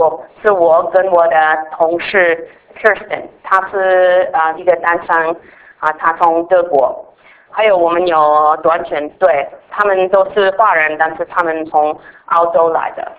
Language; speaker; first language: Chinese; non-native, fluent; English